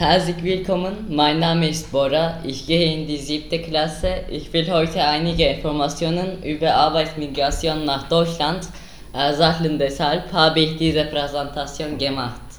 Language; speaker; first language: German; non-native, learner; Turkish